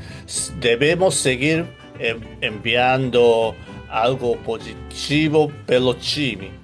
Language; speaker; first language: Portuguese; non-native, learner; Japanese